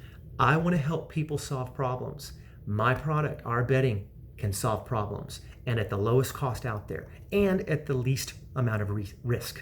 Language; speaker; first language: English; native; English